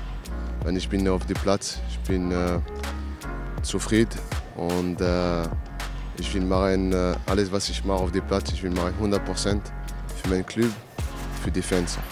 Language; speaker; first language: German; non-native, learner; French